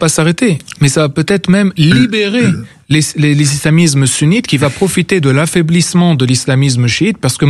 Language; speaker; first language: French; non-native, local second language; Arabic